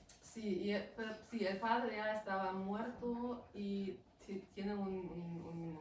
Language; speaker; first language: Spanish; non-native, fluent; German